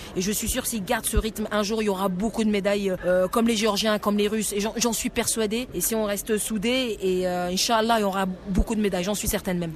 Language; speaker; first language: French; non-native, local second language; Arabic